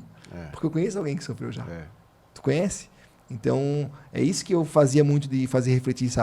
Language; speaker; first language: Portuguese; native; Portuguese